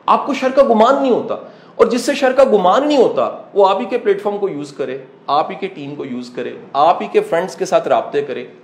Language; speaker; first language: Urdu; non-native, local second language; Punjabi